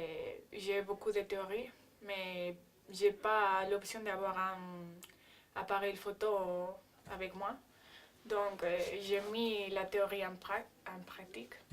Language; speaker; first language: French; non-native, learner; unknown